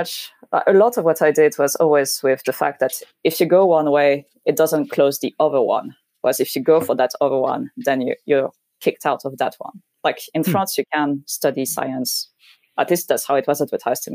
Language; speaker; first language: English; non-native, fluent; French